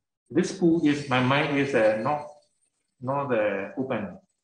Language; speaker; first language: English; non-native, learner; Burmese